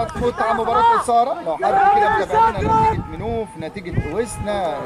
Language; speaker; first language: Arabic; native; Arabic